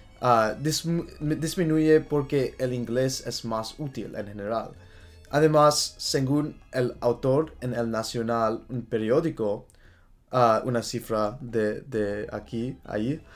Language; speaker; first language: Spanish; non-native, learner; English